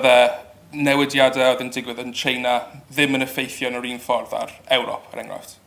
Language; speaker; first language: Welsh; native; Welsh